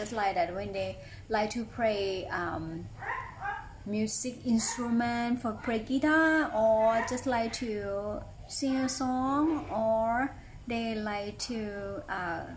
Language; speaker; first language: English; non-native, learner; Thai